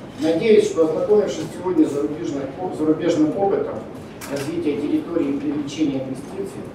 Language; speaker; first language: Russian; native; Russian